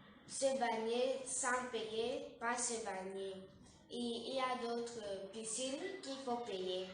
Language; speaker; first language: French; native; French